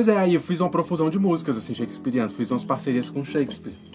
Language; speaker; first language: Portuguese; native; Portuguese